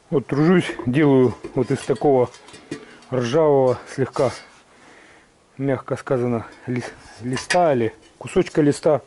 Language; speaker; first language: Russian; native; Russian